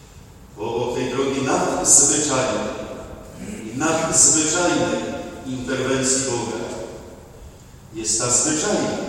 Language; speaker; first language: Polish; native; Polish